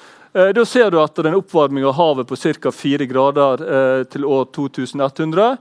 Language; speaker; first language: Norwegian; native; Norwegian